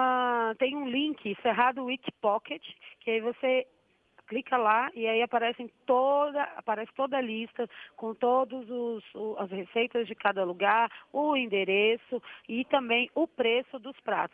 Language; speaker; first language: Portuguese; native; Portuguese